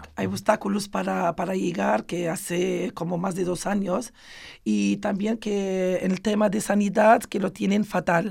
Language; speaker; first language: Spanish; non-native, fluent; Arabic